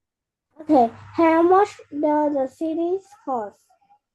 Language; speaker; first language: English; non-native, learner; Vietnamese